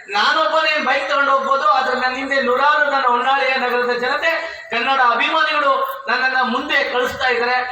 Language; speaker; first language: Kannada; native; Kannada